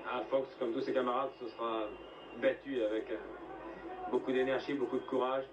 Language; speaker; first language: French; native; French